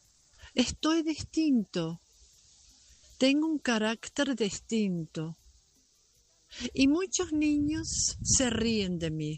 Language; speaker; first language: Spanish; non-native, local second language; German